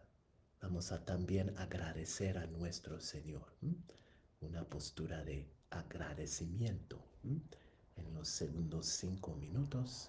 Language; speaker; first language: Spanish; non-native, fluent; English